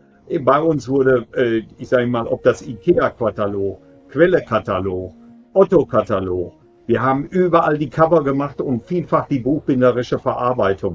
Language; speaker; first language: German; native; German